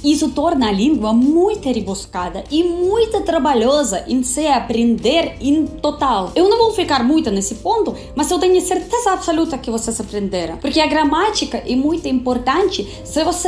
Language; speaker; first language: Portuguese; non-native, fluent; Russian